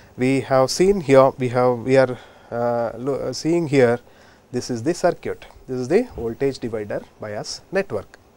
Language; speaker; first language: English; non-native, local second language; Kannada